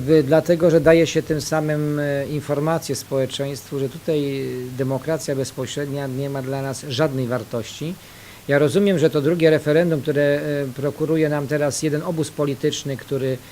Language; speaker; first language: Polish; native; Polish